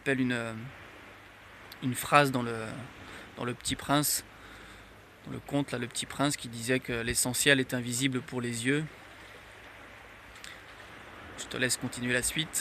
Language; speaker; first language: French; native; French